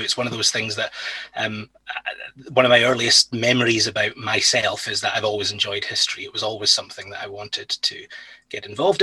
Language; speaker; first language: English; native; English